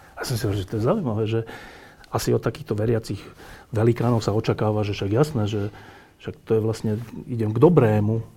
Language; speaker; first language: Slovak; native; Slovak